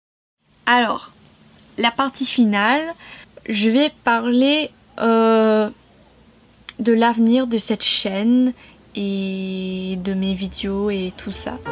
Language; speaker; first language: French; non-native, fluent; English